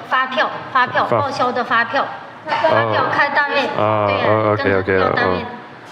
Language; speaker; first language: Chinese; native; Chinese